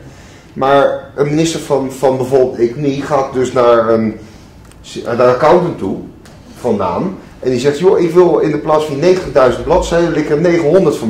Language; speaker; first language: Dutch; native; Dutch